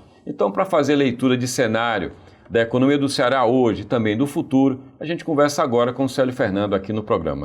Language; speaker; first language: Portuguese; native; Portuguese